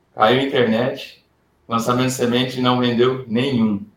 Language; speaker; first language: Portuguese; native; Portuguese